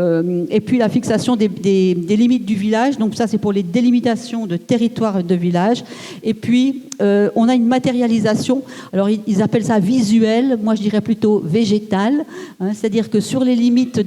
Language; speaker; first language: French; native; French